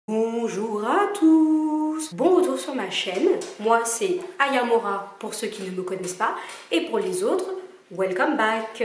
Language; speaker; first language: French; native; French